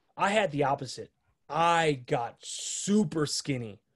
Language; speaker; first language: English; native; English